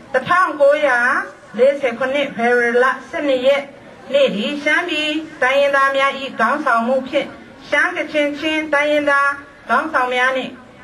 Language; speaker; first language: Burmese; non-native, local second language; Shan